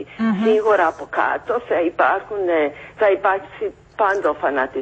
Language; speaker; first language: Greek; non-native, fluent; English